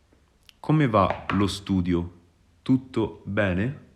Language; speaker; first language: Italian; non-native, fluent; Wolof